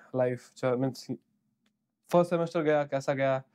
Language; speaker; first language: Hindi; non-native, local second language; Gujarati